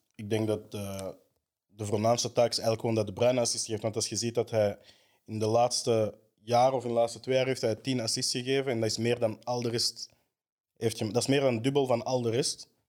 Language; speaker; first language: Dutch; native; Dutch